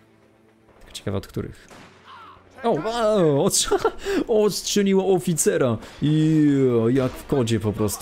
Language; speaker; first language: Polish; native; Polish